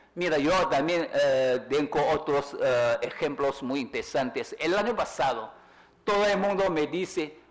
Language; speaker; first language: Spanish; non-native, fluent; Chinese